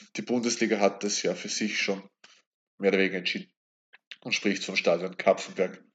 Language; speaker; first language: German; native; German